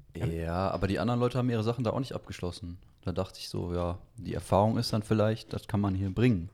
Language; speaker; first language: German; native; German